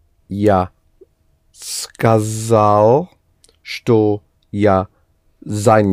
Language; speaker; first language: Russian; non-native, learner; English